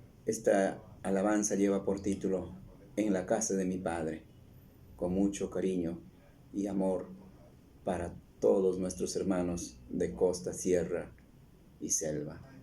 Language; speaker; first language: Spanish; native; Spanish